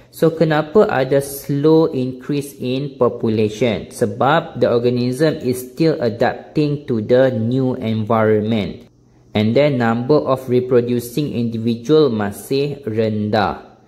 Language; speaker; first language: English; non-native, local second language; Malay